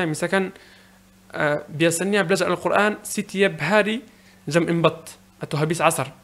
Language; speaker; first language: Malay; non-native, learner; Arabic